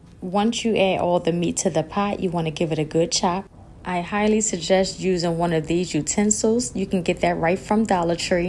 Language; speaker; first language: English; native; English